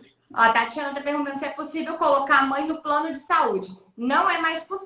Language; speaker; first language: Portuguese; native; Portuguese